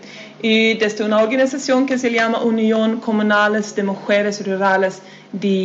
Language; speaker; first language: Spanish; non-native, learner; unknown